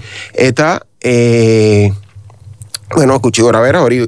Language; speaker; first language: Basque; non-native, learner; Spanish